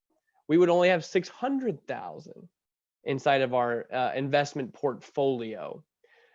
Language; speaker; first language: English; native; English